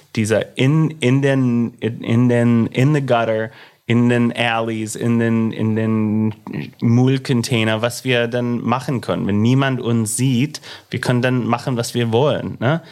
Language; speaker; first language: German; non-native, fluent; English